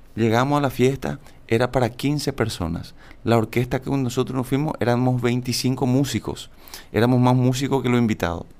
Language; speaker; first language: Spanish; native; Spanish